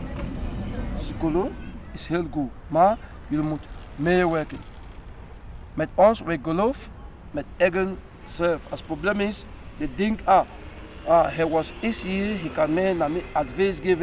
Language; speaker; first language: Dutch; non-native, learner; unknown